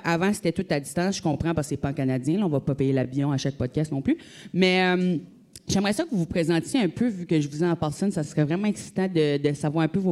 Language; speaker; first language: French; native; French